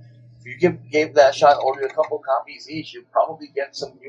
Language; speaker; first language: English; non-native, local second language; Filipino